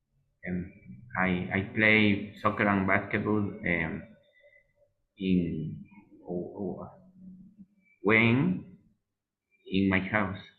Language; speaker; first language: English; non-native, learner; Spanish